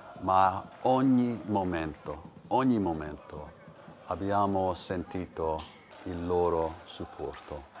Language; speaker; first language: Italian; non-native, learner; English